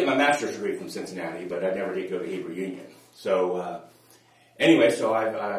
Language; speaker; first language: English; native; English